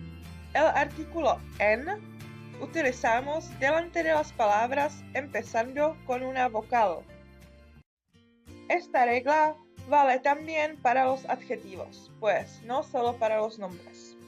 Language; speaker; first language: Spanish; non-native, fluent; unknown